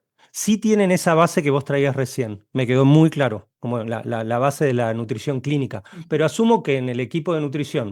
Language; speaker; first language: Spanish; native; Spanish